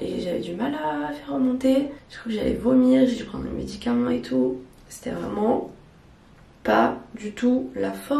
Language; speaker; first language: French; native; French